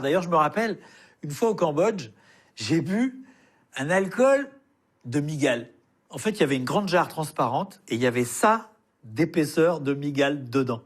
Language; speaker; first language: French; native; French